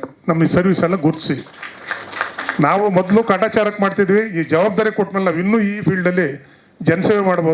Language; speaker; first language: Kannada; native; Kannada